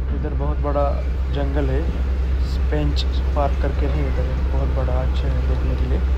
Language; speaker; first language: Hindi; non-native, local second language; Marathi